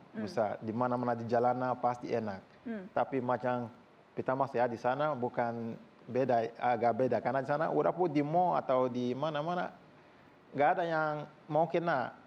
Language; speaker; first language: Indonesian; non-native, fluent; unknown